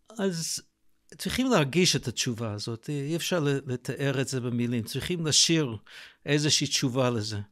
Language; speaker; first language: Hebrew; non-native, fluent; English